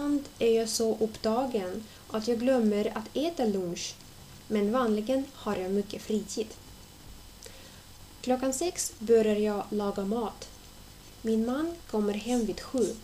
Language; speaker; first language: Swedish; non-native, fluent; Russian